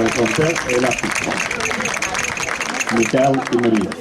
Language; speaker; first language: French; non-native, learner; Catalan